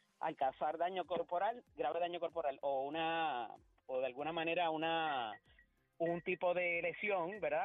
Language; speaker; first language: Spanish; native; Spanish